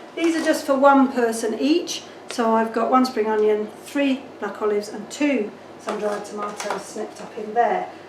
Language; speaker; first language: English; native; English